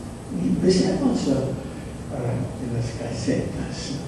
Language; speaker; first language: Spanish; non-native, fluent; English